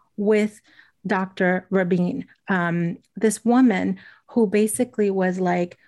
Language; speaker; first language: English; native; English